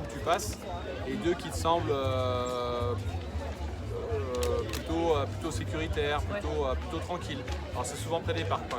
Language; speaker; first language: French; native; French